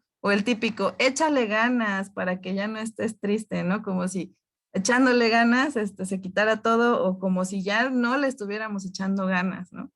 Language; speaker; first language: Spanish; native; Spanish